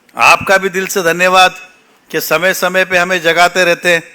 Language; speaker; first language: Hindi; non-native, local second language; Marathi